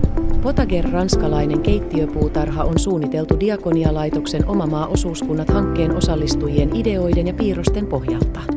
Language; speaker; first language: Finnish; native; Finnish